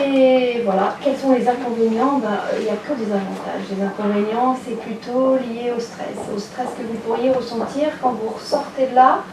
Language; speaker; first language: French; native; French